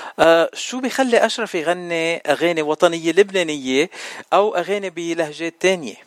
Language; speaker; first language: Arabic; native; Arabic